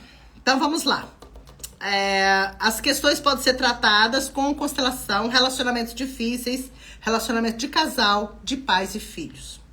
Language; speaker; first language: Portuguese; native; Portuguese